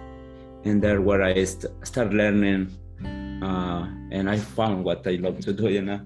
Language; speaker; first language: English; non-native, fluent; Spanish